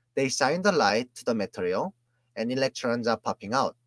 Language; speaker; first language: English; non-native, fluent; Korean